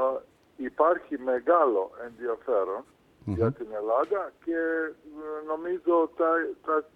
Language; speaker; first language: Greek; non-native, fluent; Serbian